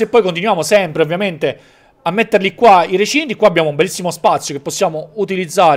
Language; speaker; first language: Italian; native; Italian